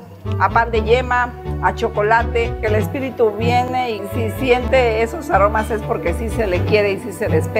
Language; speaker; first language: Spanish; native; Spanish